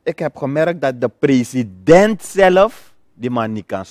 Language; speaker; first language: Dutch; native; Dutch